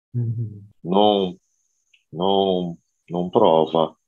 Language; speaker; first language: Italian; non-native, fluent; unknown